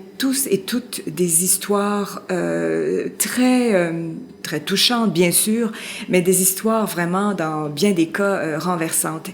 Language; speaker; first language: French; native; French